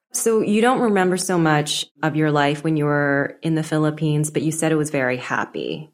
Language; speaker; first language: English; native; English